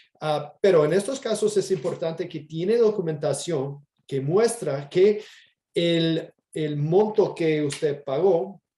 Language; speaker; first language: Spanish; non-native, fluent; English